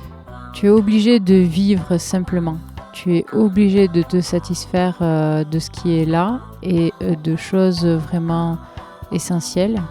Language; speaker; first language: French; native; French